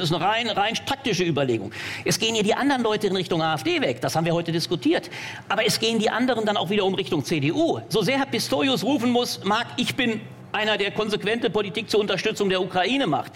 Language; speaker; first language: German; native; German